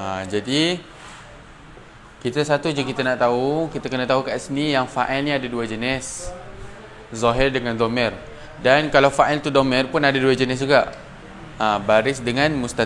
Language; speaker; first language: Malay; native; Malay